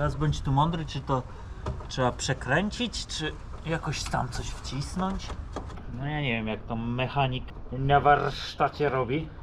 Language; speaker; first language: Polish; native; Polish